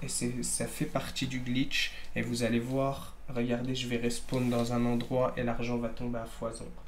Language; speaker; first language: French; native; French